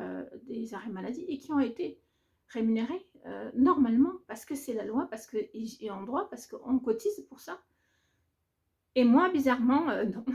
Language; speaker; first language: French; native; French